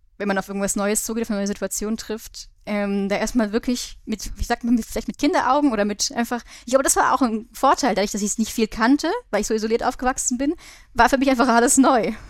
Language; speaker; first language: German; native; German